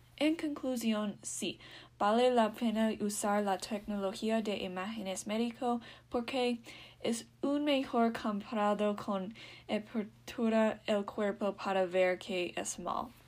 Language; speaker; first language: Spanish; non-native, learner; English